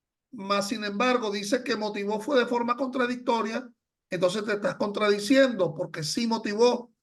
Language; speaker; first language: Spanish; native; Spanish